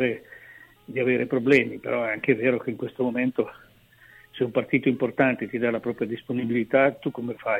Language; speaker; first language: Italian; native; Italian